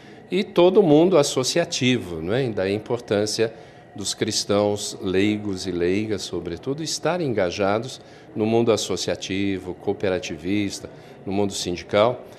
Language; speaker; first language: Portuguese; native; Portuguese